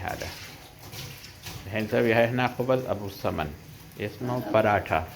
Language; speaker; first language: Arabic; non-native, local second language; Urdu